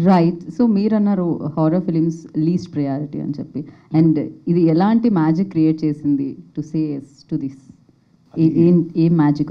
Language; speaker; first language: Telugu; native; Telugu